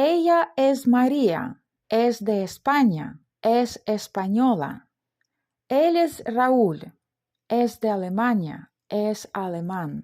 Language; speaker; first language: Spanish; non-native, fluent; Ukrainian